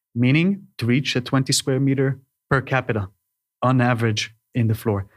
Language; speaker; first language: English; non-native, fluent; Hebrew